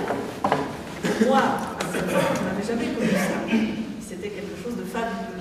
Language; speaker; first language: French; native; French